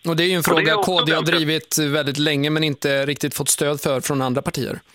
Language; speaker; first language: Swedish; native; Swedish